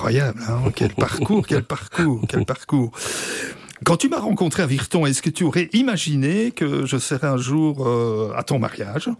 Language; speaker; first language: French; native; French